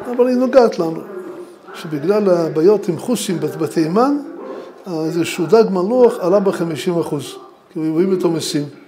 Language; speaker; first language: Hebrew; non-native, fluent; Russian